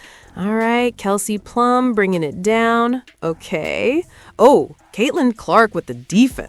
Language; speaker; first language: English; native; English